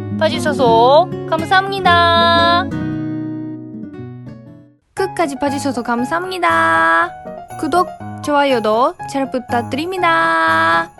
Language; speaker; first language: Korean; non-native, learner; Japanese